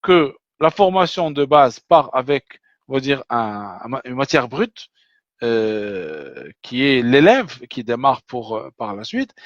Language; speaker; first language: French; non-native, local second language; Arabic